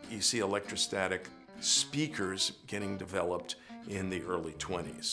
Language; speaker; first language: English; native; English